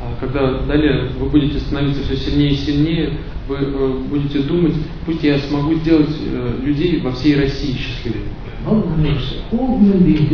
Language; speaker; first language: Russian; native; Russian